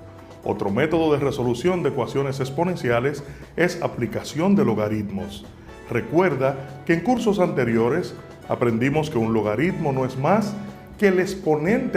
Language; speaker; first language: Spanish; native; Spanish